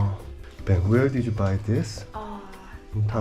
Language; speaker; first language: English; non-native, learner; Korean